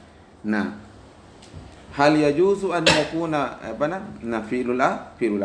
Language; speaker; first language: Arabic; non-native, fluent; Indonesian